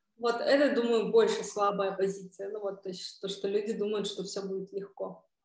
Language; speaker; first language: Russian; non-native, local second language; Kyrgyz